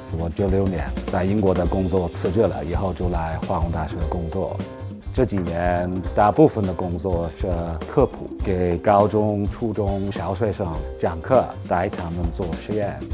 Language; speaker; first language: Chinese; non-native, fluent; English